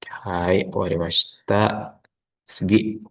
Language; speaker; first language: Japanese; non-native, learner; Indonesian